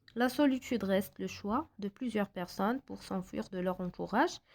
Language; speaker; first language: French; non-native, local second language; Arabic